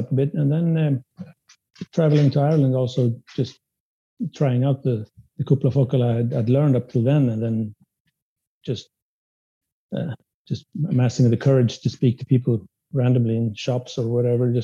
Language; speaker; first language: English; non-native, fluent; Spanish